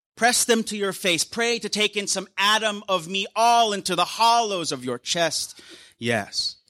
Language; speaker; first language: English; native; English